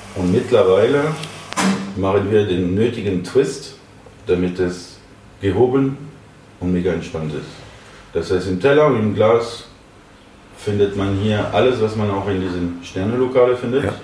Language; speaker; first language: German; non-native, fluent; French